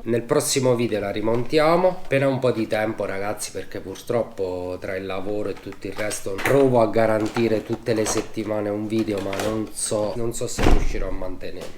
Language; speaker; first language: Italian; native; Italian